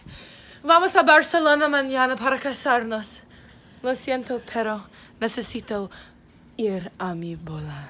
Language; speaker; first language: Spanish; non-native, learner; English